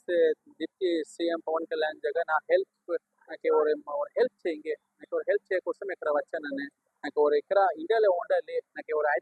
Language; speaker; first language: Telugu; non-native, learner; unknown